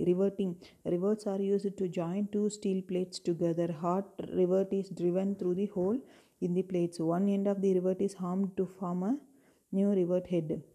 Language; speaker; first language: English; non-native, local second language; Tamil